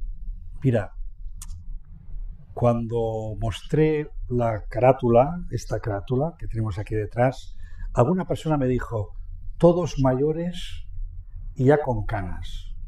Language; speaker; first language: Spanish; native; Spanish